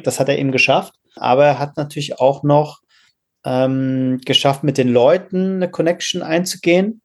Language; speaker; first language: German; native; German